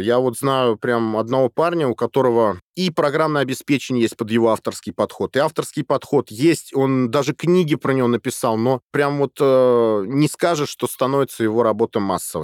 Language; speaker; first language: Russian; native; Russian